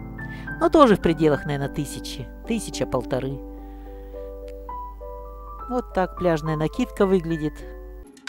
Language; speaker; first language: Russian; native; Russian